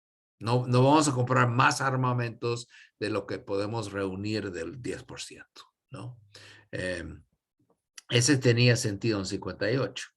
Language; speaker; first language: Spanish; non-native, fluent; English